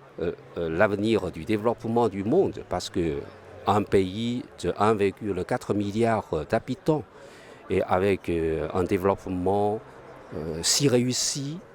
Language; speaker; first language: French; non-native, fluent; Chinese